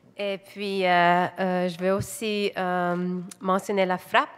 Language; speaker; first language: French; native; French